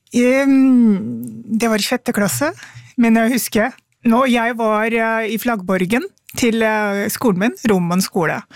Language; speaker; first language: Norwegian; early bilingual, other home language; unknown